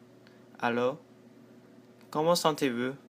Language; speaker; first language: French; non-native, learner; English